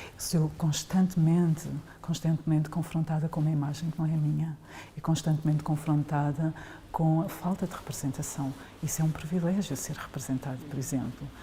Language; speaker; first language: Portuguese; native; Portuguese